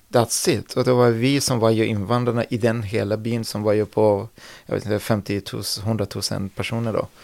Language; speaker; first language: Swedish; non-native, fluent; Persian